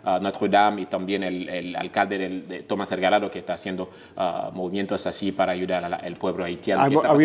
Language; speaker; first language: Spanish; non-native, fluent; Haitian Creole